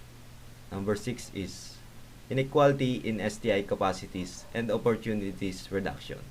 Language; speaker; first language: English; non-native, local second language; Filipino